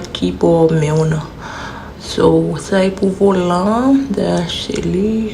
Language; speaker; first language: French; non-native, learner; Haitian Creole